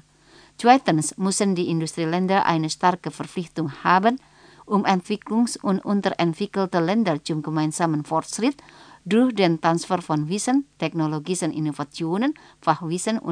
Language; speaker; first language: German; non-native, fluent; Indonesian